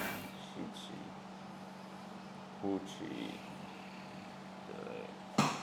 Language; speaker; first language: Chinese; non-native, learner; English